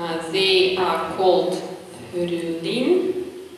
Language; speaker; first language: English; non-native, fluent; Russian